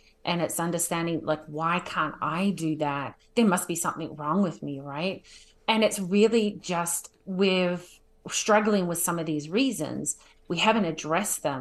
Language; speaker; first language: English; native; English